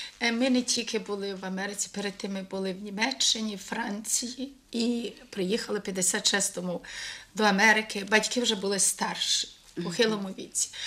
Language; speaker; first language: Ukrainian; early bilingual, heritage; Ukrainian